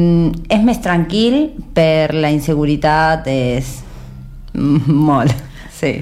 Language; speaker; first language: Catalan; non-native, learner; Spanish